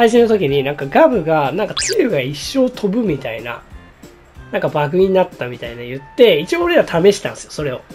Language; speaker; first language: Japanese; native; Japanese